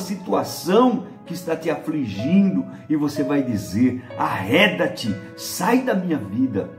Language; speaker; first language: Portuguese; native; Portuguese